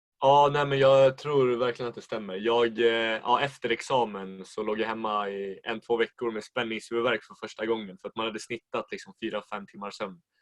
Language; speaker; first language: Swedish; native; Swedish